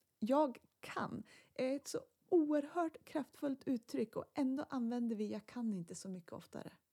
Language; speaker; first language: Swedish; native; Swedish